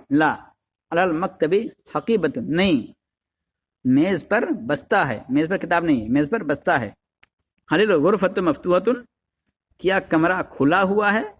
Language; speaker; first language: Urdu; native; Urdu